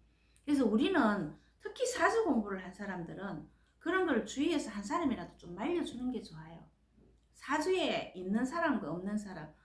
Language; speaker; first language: Korean; native; Korean